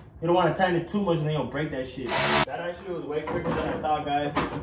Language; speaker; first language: English; early bilingual, other home language; Spanish